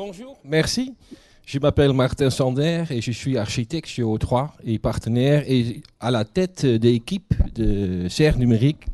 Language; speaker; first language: French; non-native, learner; Dutch